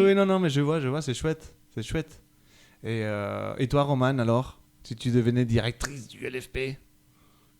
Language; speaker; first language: French; native; French